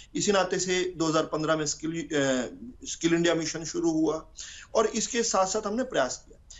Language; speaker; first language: Hindi; native; Hindi